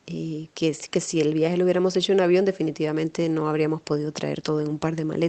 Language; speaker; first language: Spanish; native; Spanish